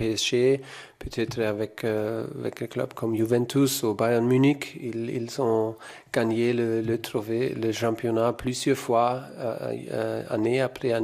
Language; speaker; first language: French; non-native, fluent; German